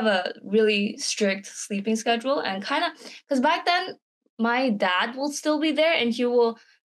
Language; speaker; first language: English; non-native, local second language; Chinese